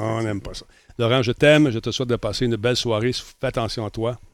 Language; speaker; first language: French; native; French